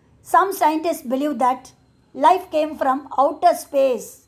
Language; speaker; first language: English; non-native, local second language; Tamil